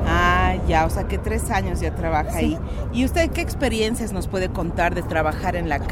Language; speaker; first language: Spanish; native; Spanish